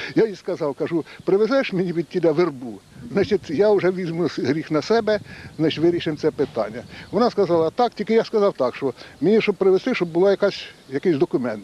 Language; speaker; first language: Ukrainian; native; Ukrainian